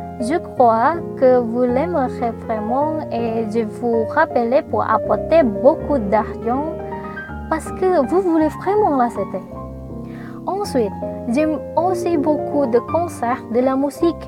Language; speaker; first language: French; non-native, learner; Indonesian